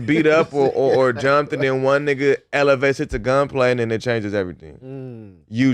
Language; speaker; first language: English; native; English